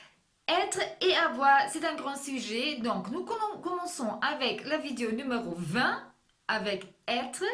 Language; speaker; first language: French; non-native, fluent; Hebrew